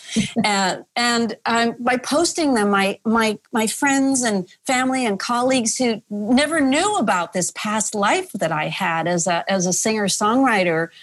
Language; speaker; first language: English; native; English